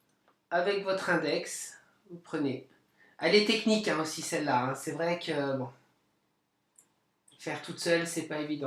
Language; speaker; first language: French; native; French